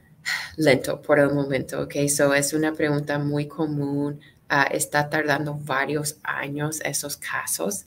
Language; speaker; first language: Spanish; non-native, fluent; English